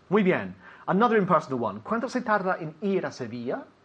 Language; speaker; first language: Spanish; non-native, fluent; English